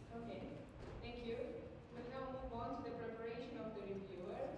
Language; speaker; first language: English; non-native, fluent; Romanian